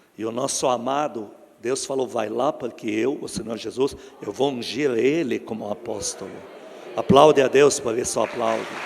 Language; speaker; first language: Portuguese; non-native, fluent; Arabic